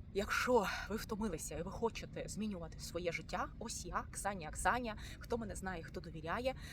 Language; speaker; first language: Ukrainian; non-native, local second language; Russian